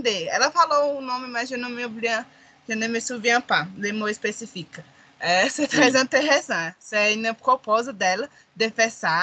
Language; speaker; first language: French; non-native, learner; Portuguese